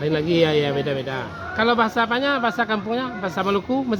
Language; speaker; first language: Indonesian; native; Indonesian